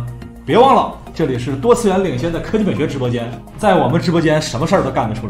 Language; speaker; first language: Chinese; native; Chinese